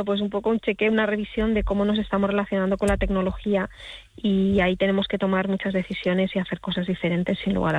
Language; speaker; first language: Spanish; native; Spanish